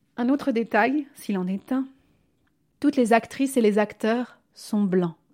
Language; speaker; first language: French; native; French